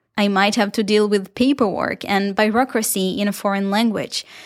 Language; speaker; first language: English; non-native, fluent; Hebrew